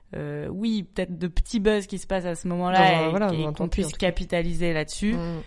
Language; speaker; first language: French; native; French